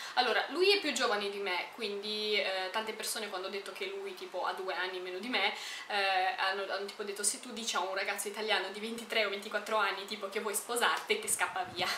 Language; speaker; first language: Italian; early bilingual, other home language; Romanian